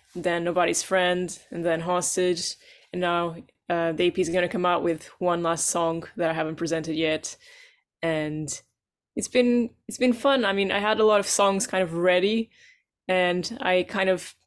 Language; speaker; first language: English; non-native, fluent; Portuguese